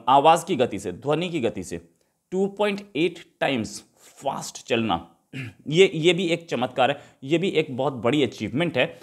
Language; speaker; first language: Hindi; native; Hindi